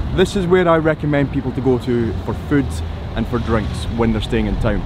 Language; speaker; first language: English; native; English